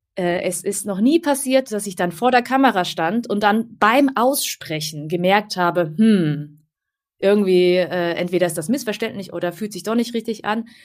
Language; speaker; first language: German; early bilingual, other home language; Vietnamese